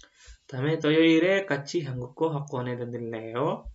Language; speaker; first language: Korean; non-native, fluent; Indonesian